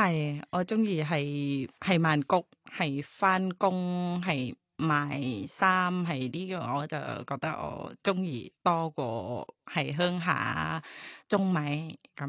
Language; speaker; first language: Cantonese; non-native, fluent; Thai